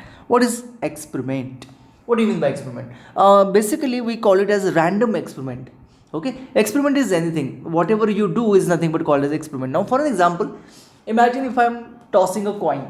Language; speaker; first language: English; non-native, local second language; Hindi